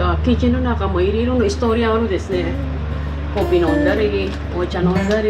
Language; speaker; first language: Japanese; non-native, learner; Filipino